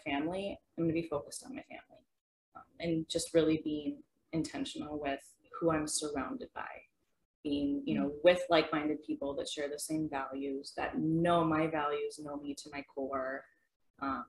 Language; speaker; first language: English; native; English